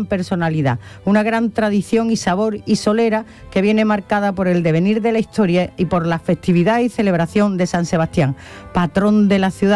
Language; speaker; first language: Spanish; native; Spanish